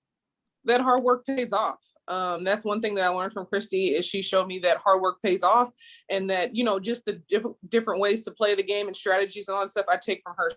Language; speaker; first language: English; native; English